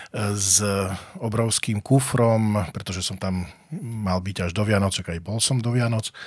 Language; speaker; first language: Slovak; native; Slovak